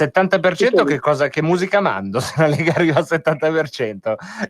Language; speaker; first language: Italian; native; Italian